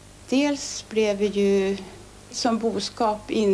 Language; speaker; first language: Swedish; early bilingual, other home language; Finnish